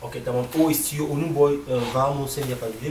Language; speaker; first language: Turkish; non-native, learner; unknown